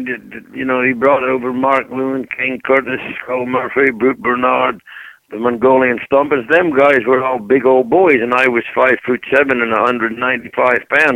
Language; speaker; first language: English; native; English